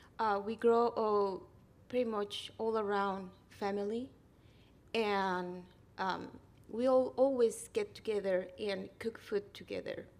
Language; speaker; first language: English; non-native, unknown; Spanish